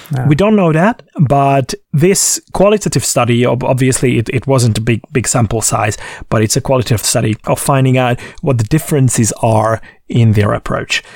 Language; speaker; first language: English; non-native, fluent; Hungarian